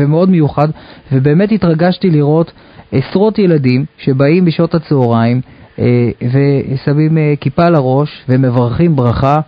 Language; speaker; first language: Hebrew; native; Hebrew